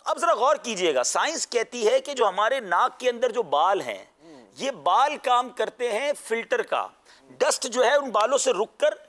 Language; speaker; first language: Urdu; native; Urdu